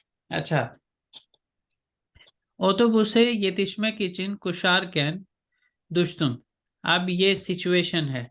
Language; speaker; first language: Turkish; non-native, fluent; Urdu